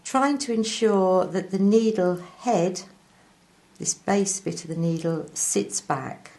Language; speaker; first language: English; native; English